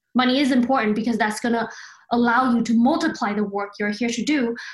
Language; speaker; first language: English; early bilingual, other home language; Chinese